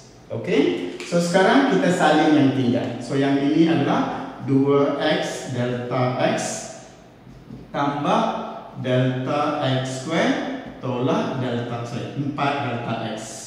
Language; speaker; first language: Malay; non-native, local second language; Tamil